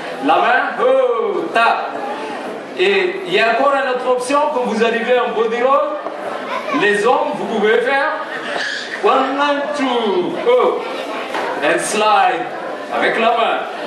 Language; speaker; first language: French; native; French